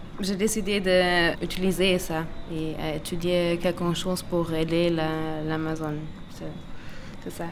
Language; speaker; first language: French; non-native, learner; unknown